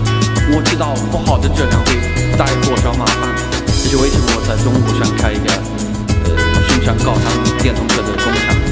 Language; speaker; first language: Chinese; non-native, fluent; Swedish